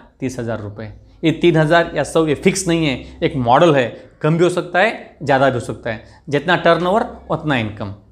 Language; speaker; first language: Hindi; non-native, local second language; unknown